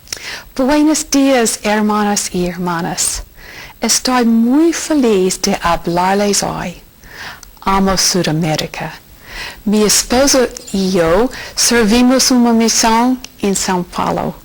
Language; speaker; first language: Spanish; non-native, learner; English